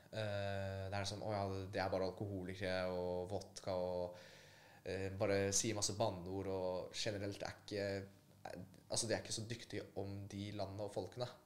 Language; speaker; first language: Norwegian; early bilingual, other home language; Polish